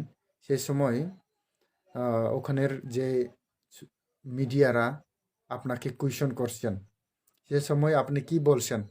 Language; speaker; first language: Bangla; non-native, local second language; Kok Borok